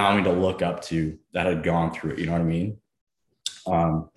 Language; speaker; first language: English; native; English